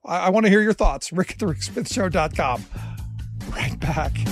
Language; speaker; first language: English; native; English